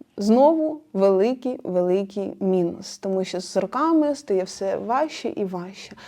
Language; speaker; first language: Ukrainian; non-native, local second language; Russian